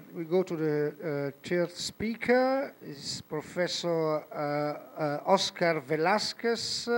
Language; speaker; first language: English; non-native, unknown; Italian